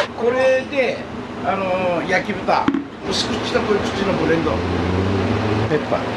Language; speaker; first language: Japanese; native; Japanese